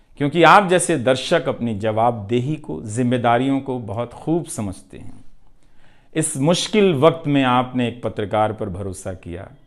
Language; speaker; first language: Hindi; non-native, local second language; Bhojpuri